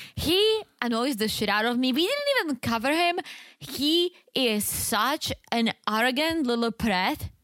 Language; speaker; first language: English; non-native, fluent; Czech